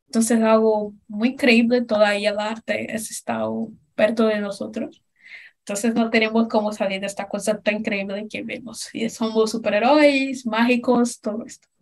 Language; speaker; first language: Spanish; non-native, learner; Portuguese